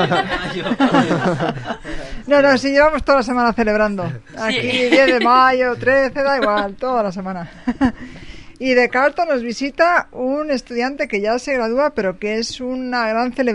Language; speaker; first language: Spanish; native; Spanish